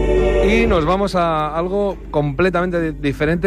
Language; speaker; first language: Spanish; native; Spanish